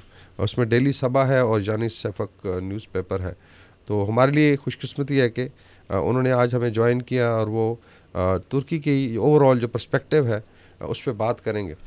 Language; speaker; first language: Urdu; native; Urdu